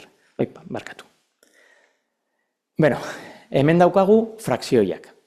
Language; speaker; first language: Basque; non-native, local second language; Spanish